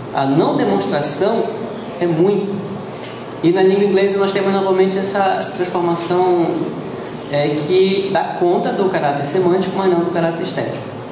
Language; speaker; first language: Portuguese; native; Portuguese